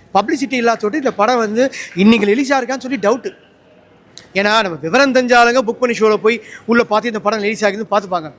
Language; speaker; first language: Tamil; native; Tamil